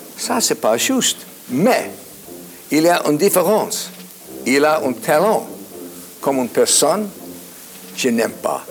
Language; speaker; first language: French; non-native, fluent; English